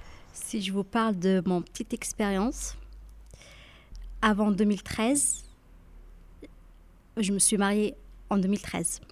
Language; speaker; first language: French; non-native, learner; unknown